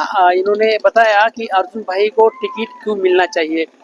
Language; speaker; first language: Hindi; non-native, local second language; Marathi